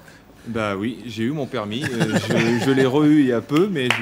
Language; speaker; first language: French; native; French